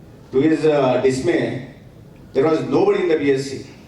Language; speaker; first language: English; non-native, local second language; Telugu